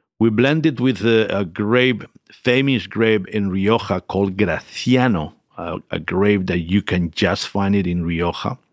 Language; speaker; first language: English; non-native, fluent; Spanish